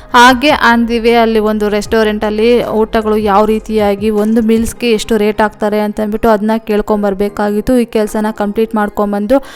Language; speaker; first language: Kannada; non-native, local second language; Telugu